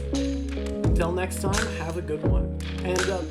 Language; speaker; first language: English; native; English